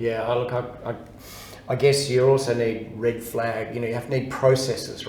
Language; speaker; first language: English; native; English